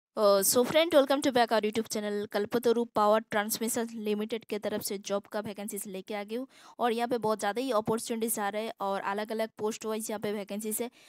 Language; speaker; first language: Hindi; non-native, local second language; Assamese